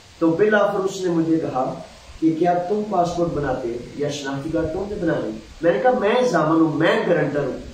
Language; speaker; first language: Urdu; non-native, local second language; Punjabi